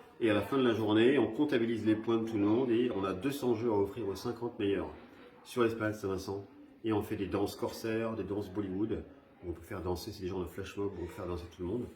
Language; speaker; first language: French; early bilingual, other home language; Spanish